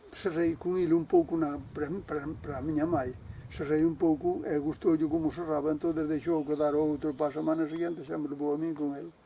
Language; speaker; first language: Galician; native; Galician